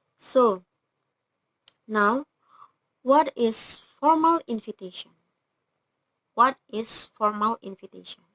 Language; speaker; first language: English; non-native, learner; Indonesian